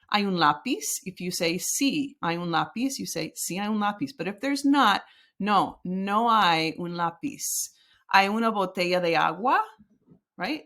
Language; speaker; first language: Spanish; non-native, fluent; English